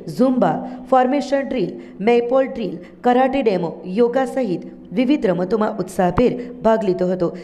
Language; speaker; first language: Gujarati; native; Gujarati